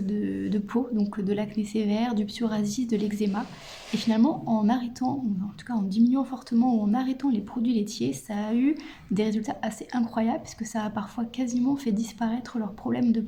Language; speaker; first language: French; native; French